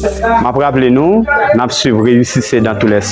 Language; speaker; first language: French; non-native, local second language; Haitian Creole